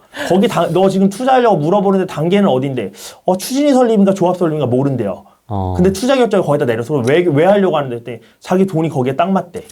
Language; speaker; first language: Korean; native; Korean